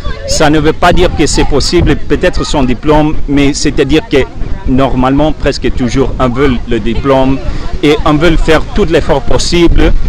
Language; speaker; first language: French; non-native, fluent; English